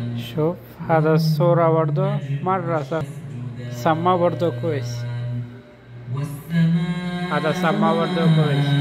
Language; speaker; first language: Arabic; non-native, learner; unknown